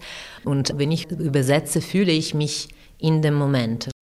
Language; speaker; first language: German; non-native, fluent; Italian